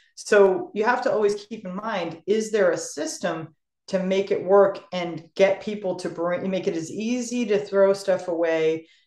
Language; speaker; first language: English; native; English